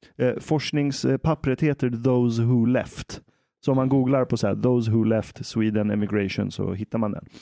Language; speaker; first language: Swedish; early bilingual, other home language; Persian